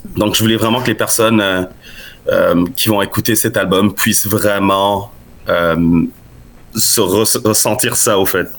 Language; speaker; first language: French; non-native, local second language; Lingala